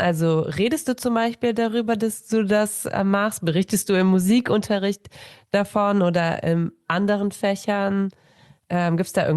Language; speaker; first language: German; native; German